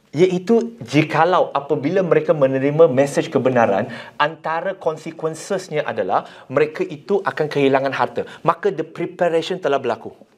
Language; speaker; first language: Malay; non-native, local second language; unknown